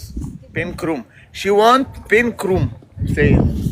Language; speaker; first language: English; non-native, learner; Arabic